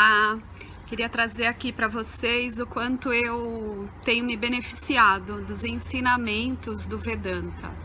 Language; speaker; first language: Portuguese; native; Portuguese